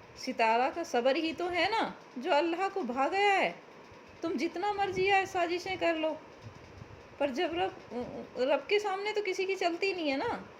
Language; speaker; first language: Urdu; native; Urdu